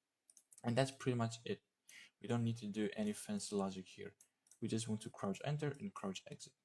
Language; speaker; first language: English; non-native, fluent; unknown